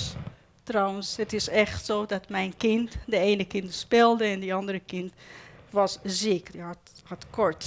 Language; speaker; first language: Dutch; non-native, fluent; Persian